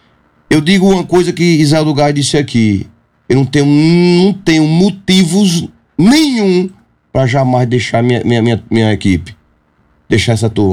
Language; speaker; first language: Portuguese; native; Portuguese